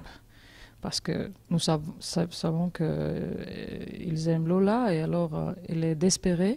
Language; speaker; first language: French; non-native, learner; Georgian